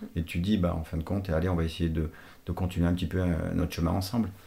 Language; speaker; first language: French; non-native, fluent; Portuguese